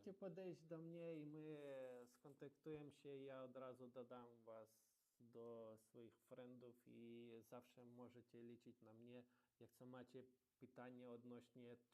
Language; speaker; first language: Polish; non-native, learner; Ukrainian